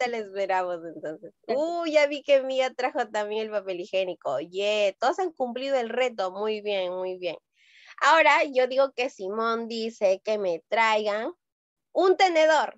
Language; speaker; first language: Spanish; native; Spanish